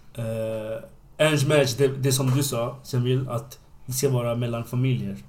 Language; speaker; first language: Swedish; non-native, fluent; Bangla